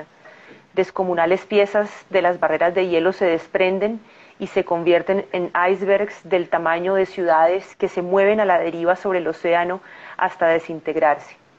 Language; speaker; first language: Spanish; native; Spanish